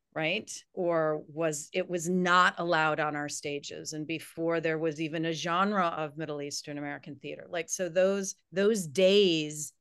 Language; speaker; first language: English; native; English